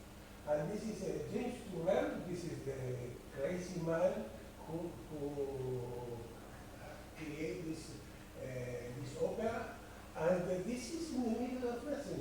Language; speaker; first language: English; non-native, fluent; Spanish